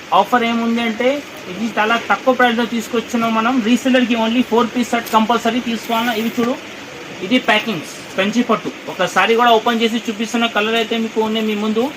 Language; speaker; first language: Telugu; non-native, local second language; Urdu